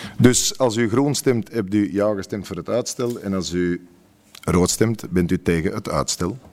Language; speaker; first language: Dutch; native; Dutch